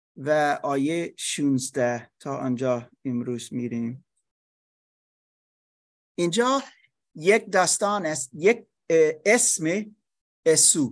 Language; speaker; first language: Persian; non-native, learner; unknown